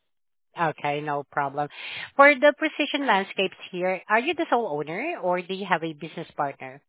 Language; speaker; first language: English; non-native, fluent; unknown